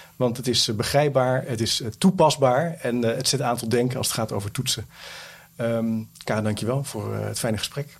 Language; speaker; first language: Dutch; native; Dutch